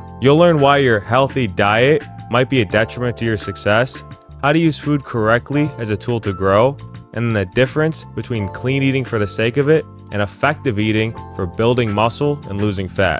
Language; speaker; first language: English; native; English